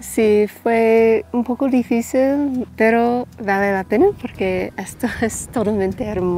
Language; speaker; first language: Spanish; non-native, learner; English